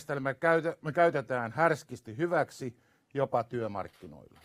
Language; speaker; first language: Finnish; native; Finnish